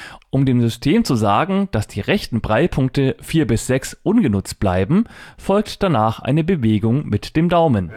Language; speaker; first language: German; native; German